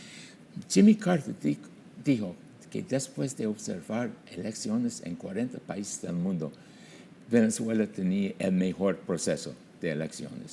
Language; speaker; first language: Spanish; non-native, fluent; English